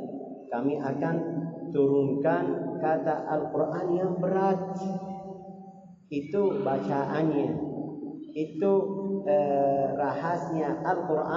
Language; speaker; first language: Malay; non-native, learner; Arabic